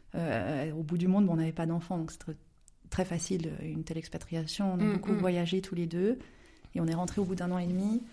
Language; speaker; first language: French; native; French